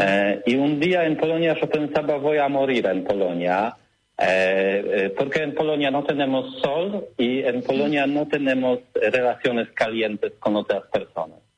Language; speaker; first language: Spanish; non-native, learner; Polish